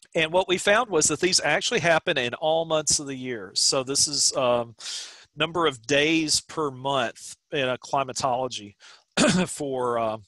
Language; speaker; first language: English; native; English